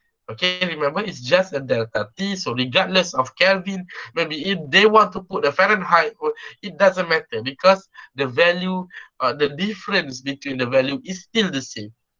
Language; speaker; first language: English; non-native, local second language; Malay